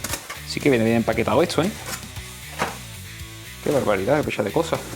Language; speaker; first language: Spanish; native; Spanish